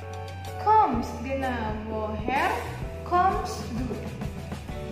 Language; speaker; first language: German; non-native, fluent; Indonesian